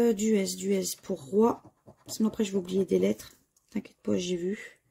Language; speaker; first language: French; native; French